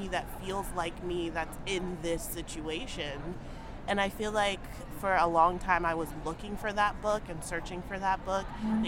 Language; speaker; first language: English; native; English